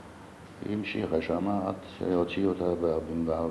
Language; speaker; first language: Hebrew; non-native, fluent; Yiddish